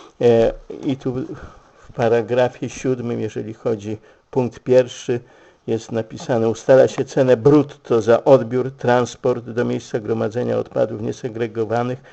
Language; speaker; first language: Polish; native; Polish